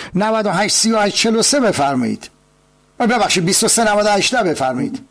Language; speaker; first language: Persian; native; Persian